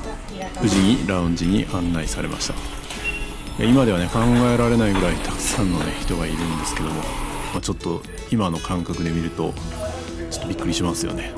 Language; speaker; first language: Japanese; native; Japanese